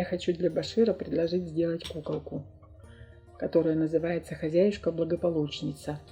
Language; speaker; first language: Russian; native; Russian